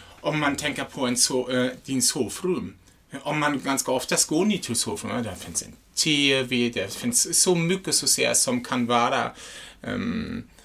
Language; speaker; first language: Swedish; non-native, fluent; German